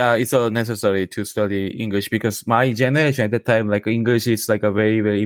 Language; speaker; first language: English; non-native, learner; Korean